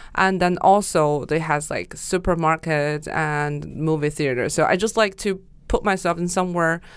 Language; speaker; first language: English; non-native, fluent; Chinese